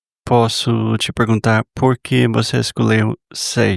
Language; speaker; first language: Portuguese; non-native, fluent; English